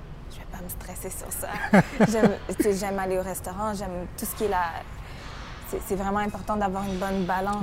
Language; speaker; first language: French; early bilingual, heritage; French